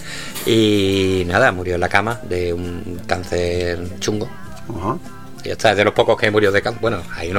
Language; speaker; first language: Spanish; native; Spanish